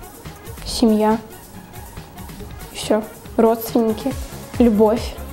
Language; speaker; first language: Russian; native; Russian